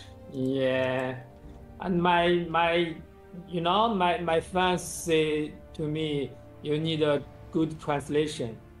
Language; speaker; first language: English; non-native, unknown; Chinese